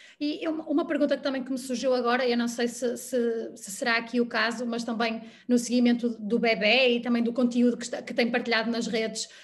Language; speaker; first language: Portuguese; native; Portuguese